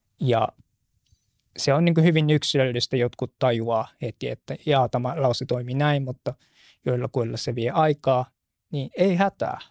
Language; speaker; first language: Finnish; non-native, fluent; Japanese